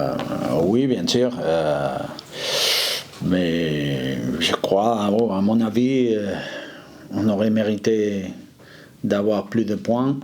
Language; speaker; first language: French; non-native, fluent; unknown